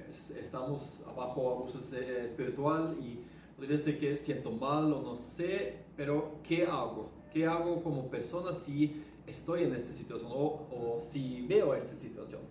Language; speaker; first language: Spanish; non-native, fluent; Norwegian